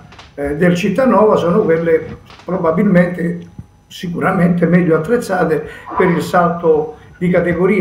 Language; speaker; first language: Italian; native; Italian